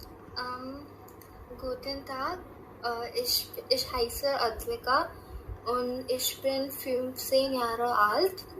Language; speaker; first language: German; non-native, learner; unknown